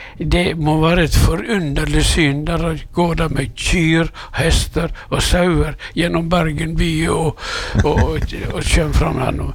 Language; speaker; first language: Norwegian; native; Norwegian